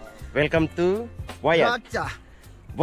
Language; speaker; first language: English; non-native, learner; Indonesian